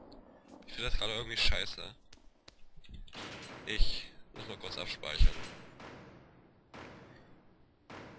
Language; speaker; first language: German; native; German